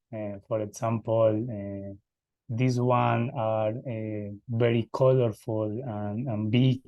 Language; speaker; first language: English; non-native, learner; Spanish